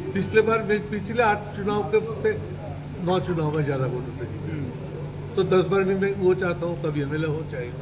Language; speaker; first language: Hindi; non-native, local second language; Bangla